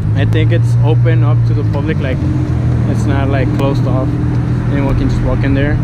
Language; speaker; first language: English; early bilingual, other home language; Spanish